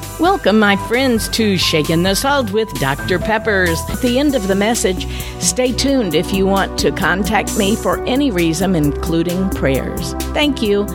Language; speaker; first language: English; native; English